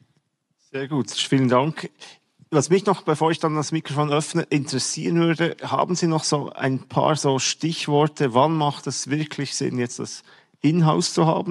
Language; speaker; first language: German; native; German